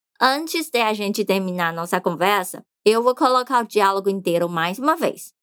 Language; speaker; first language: Portuguese; non-native, fluent; Chinese